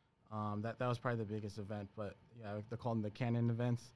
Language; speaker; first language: English; early bilingual, other home language; Spanish